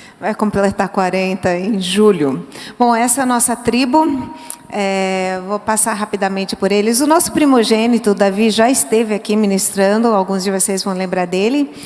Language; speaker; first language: Portuguese; early bilingual, other home language; English